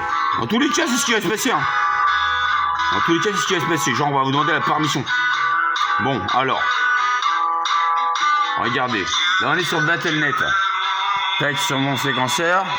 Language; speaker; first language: French; native; French